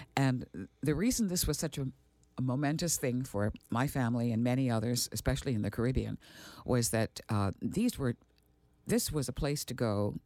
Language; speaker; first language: English; early bilingual, other home language; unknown